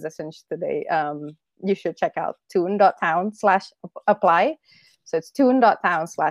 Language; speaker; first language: English; non-native, fluent; Indonesian